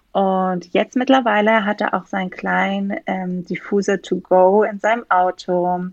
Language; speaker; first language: German; non-native, fluent; Greek